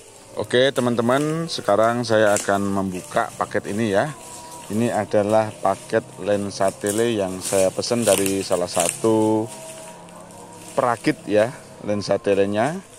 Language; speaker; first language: Indonesian; native; Indonesian